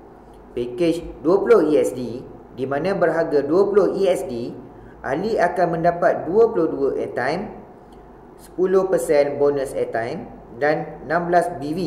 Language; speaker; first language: Malay; native; Malay